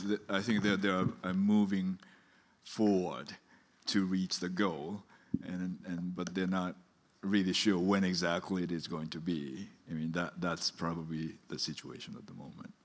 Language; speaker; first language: English; non-native, fluent; Japanese